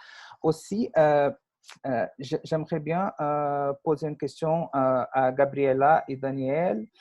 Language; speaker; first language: French; non-native, fluent; Portuguese